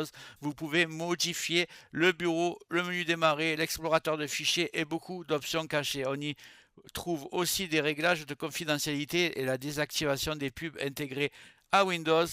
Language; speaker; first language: French; native; French